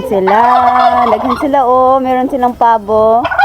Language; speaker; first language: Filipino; non-native, local second language; Cebuano